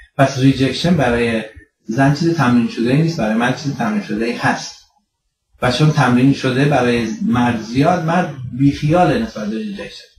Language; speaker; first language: Persian; early bilingual, heritage; Persian